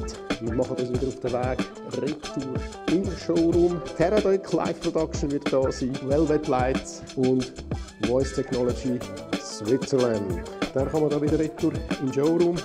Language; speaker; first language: German; native; German